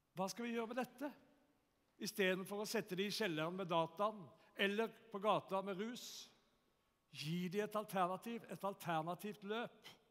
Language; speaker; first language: Norwegian; native; Norwegian